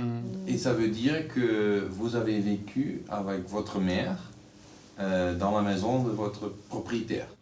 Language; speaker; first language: French; non-native, learner; Dutch